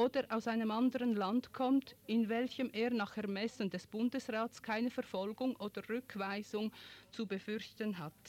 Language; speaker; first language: German; native; German